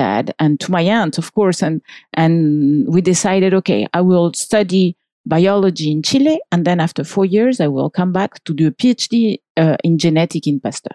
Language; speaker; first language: English; non-native, fluent; French